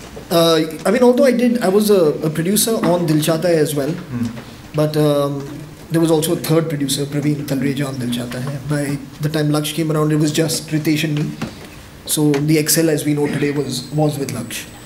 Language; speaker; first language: English; non-native, local second language; Hindi